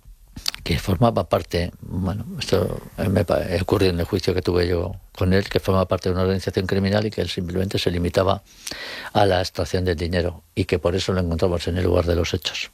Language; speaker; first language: Spanish; native; Spanish